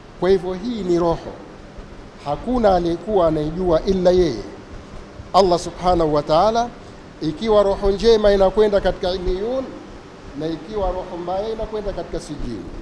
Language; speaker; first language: Swahili; native; Swahili